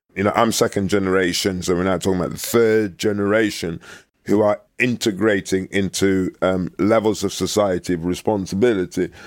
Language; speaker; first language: English; native; English